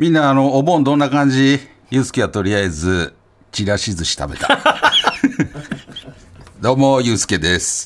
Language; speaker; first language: Japanese; native; Japanese